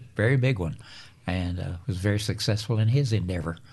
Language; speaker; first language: English; native; English